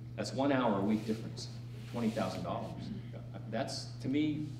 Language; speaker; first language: English; native; English